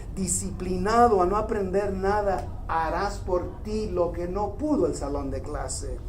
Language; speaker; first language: Spanish; early bilingual, heritage; Spanish